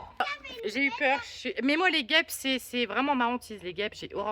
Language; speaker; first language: French; native; French